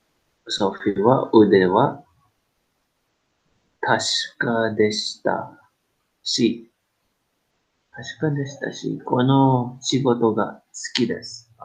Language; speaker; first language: Japanese; non-native, learner; English